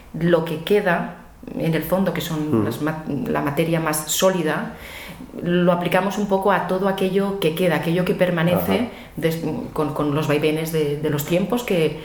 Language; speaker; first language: Spanish; non-native, local second language; Catalan